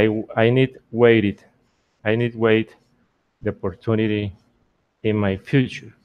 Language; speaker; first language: English; non-native, learner; Spanish